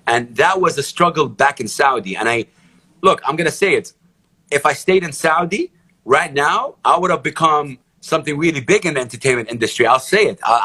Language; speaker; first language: English; non-native, fluent; Arabic